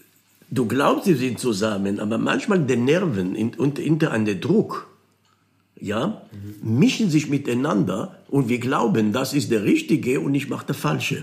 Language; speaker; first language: German; non-native, fluent; Hebrew